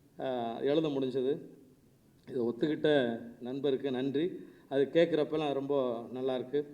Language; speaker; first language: Tamil; native; Tamil